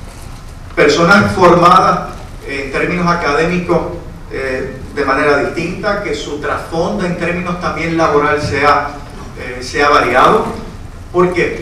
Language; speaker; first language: Spanish; native; Spanish